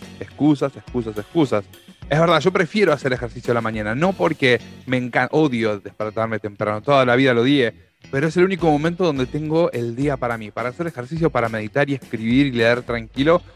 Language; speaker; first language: Spanish; native; Spanish